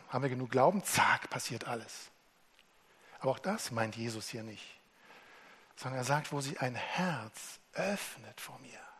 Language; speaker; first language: German; native; German